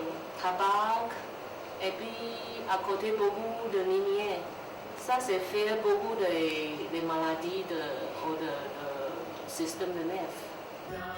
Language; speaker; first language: French; non-native, learner; Chinese